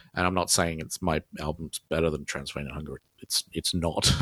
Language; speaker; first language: English; native; English